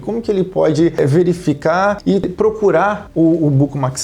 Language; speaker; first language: Portuguese; native; Portuguese